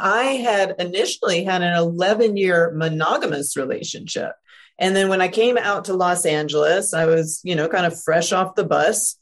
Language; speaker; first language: English; native; English